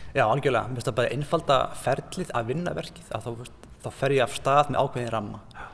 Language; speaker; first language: Icelandic; native; Icelandic